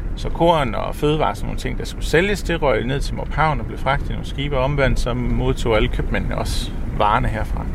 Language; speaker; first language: Danish; native; Danish